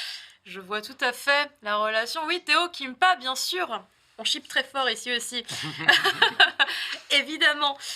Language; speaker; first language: French; native; French